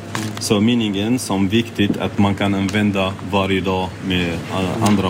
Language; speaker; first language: Swedish; non-native, learner; Arabic